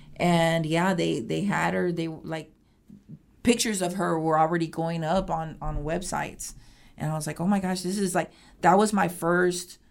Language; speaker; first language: English; native; English